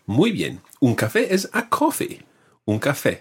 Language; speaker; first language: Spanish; non-native, fluent; English